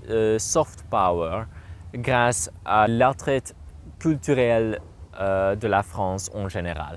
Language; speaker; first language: French; non-native, learner; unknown